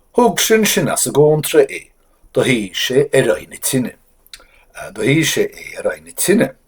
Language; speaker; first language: Irish; native; Irish